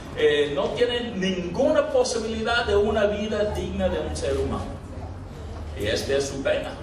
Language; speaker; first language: Spanish; non-native, fluent; English